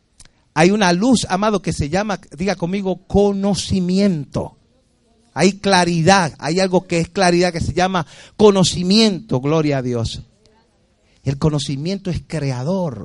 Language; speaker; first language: Spanish; native; Spanish